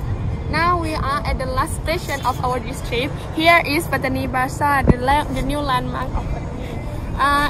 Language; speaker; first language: English; non-native, learner; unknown